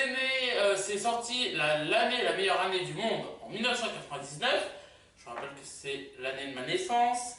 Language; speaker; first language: French; native; French